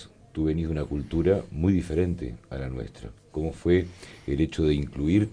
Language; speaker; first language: Spanish; native; Spanish